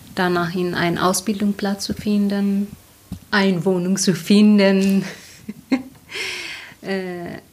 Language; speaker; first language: German; non-native, learner; Tigrinya